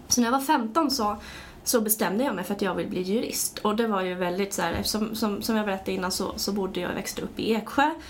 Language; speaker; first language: Swedish; early bilingual, other home language; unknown